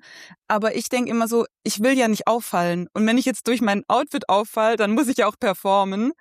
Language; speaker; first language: German; native; German